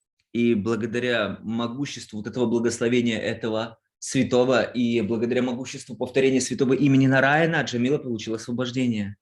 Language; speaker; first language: Russian; native; Russian